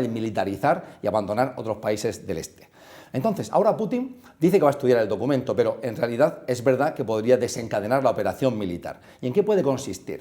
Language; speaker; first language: Spanish; native; Spanish